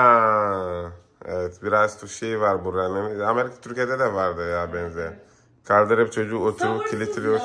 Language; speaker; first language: Turkish; non-native, fluent; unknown